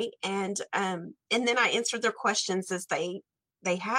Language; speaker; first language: English; native; English